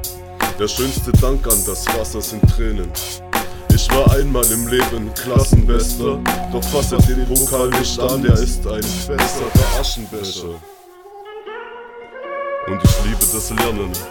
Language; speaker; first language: German; native; German